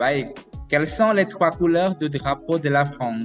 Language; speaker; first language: French; non-native, fluent; Indonesian